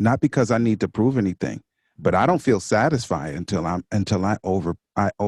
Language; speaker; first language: English; native; English